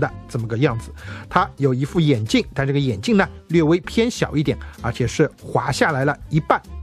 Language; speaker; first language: Chinese; native; Chinese